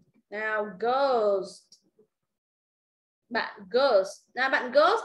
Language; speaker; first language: English; non-native, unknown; Vietnamese